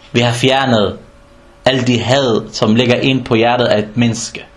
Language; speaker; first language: Danish; non-native, fluent; Arabic